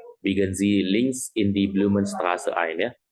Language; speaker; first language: German; non-native, learner; Indonesian